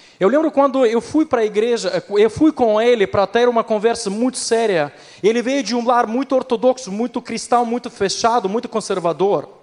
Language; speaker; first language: Portuguese; non-native, fluent; Ukrainian